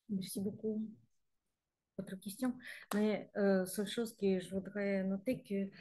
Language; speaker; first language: French; non-native, learner; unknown